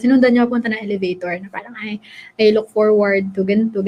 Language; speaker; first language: Filipino; native; Filipino